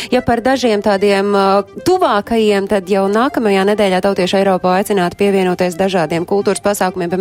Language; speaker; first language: Latvian; native; Latvian